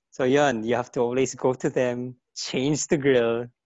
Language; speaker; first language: English; non-native, fluent; Korean